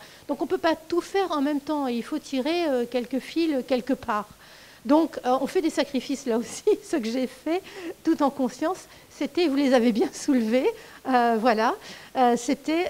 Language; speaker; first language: French; native; French